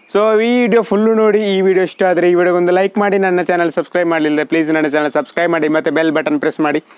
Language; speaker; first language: Kannada; non-native, local second language; Tulu